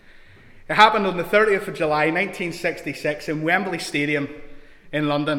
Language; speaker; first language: English; native; English